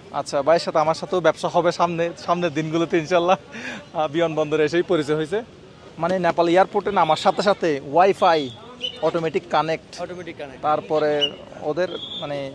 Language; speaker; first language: Bangla; native; Bangla